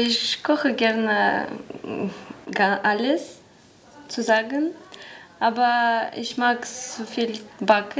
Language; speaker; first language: German; non-native, learner; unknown